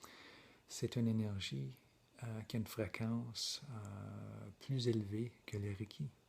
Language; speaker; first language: French; native; French